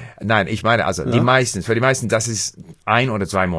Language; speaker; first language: German; non-native, learner; English